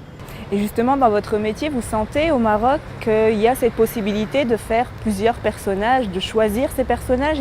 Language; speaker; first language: French; non-native, local second language; Arabic